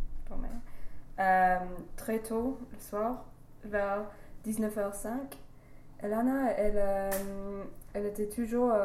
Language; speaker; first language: French; non-native, fluent; English